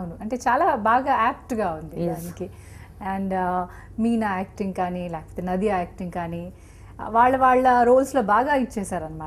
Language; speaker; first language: Telugu; native; Telugu